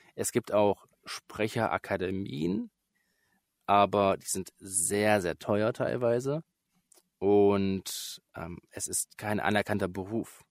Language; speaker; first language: German; native; German